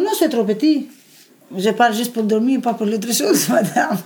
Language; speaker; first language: French; non-native, learner; Albanian